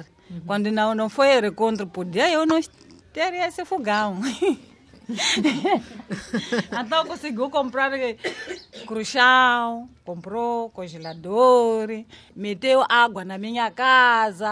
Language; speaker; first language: Portuguese; non-native, local second language; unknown